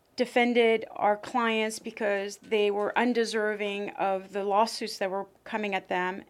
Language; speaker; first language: English; early bilingual, other home language; French